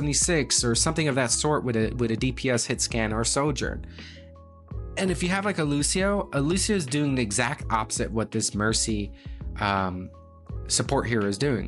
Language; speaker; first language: English; native; English